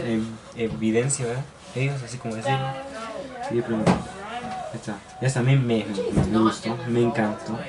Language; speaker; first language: Spanish; early bilingual, heritage; Spanish